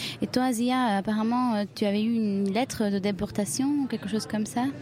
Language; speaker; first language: French; native; French